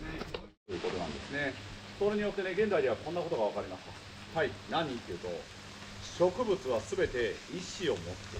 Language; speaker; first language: Japanese; native; Japanese